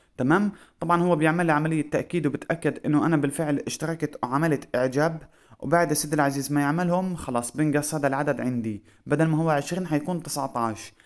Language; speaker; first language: Arabic; native; Arabic